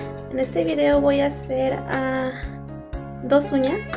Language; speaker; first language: Spanish; early bilingual, heritage; Spanish